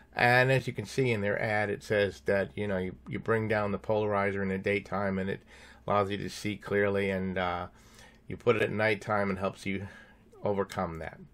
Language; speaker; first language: English; native; English